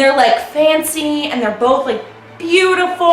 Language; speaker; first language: English; native; English